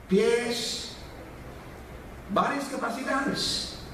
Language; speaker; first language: Spanish; non-native, fluent; English